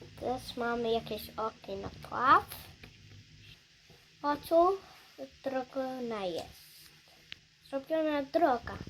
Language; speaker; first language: Polish; early bilingual, heritage; Polish